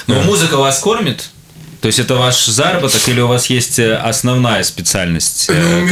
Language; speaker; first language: Russian; native; Russian